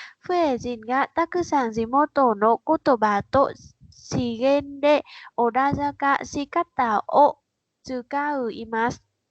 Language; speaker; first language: Japanese; non-native, learner; Vietnamese